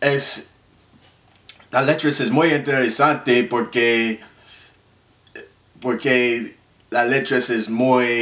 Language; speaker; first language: Spanish; non-native, learner; English